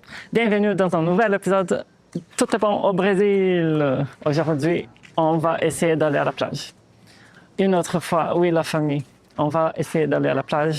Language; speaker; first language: French; non-native, fluent; Portuguese